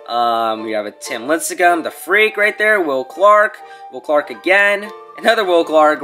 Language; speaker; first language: English; native; English